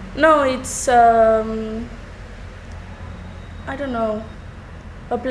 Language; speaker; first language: English; non-native, learner; Spanish